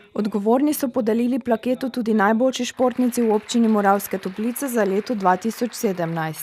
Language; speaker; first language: Slovenian; native; Slovenian